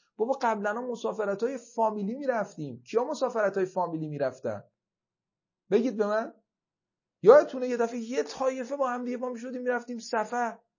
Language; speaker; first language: Persian; native; Persian